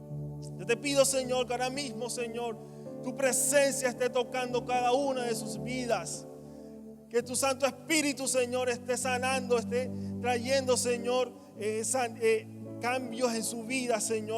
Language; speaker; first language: Spanish; native; Spanish